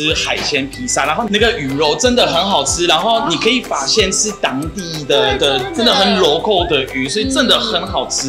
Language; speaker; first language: Chinese; non-native, fluent; French